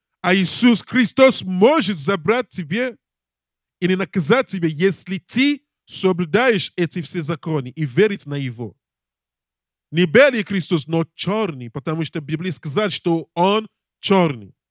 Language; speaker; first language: Russian; non-native, learner; English